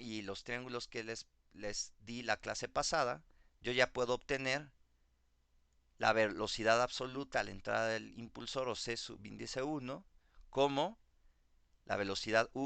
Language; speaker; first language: Spanish; native; Spanish